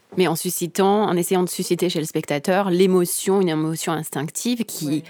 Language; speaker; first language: French; native; French